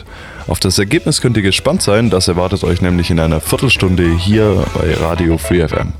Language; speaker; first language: German; native; German